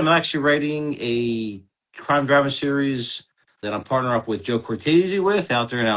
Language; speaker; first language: English; native; English